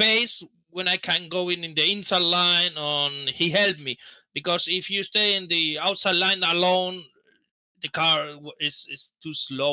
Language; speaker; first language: English; non-native, learner; Spanish